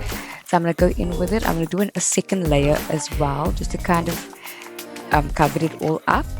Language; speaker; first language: English; native; English